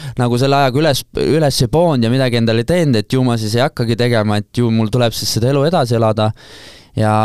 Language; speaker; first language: Estonian; native; Estonian